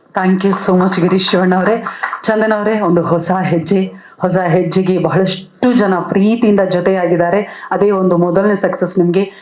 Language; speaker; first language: Kannada; native; Kannada